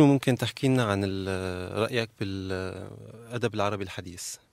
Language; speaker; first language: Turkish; non-native, fluent; Arabic